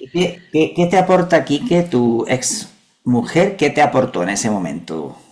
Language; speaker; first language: Spanish; native; Spanish